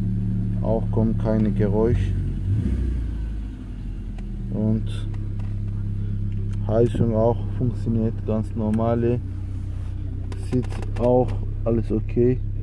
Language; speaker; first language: German; non-native, learner; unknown